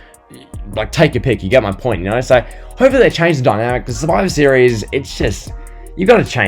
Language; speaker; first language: English; native; English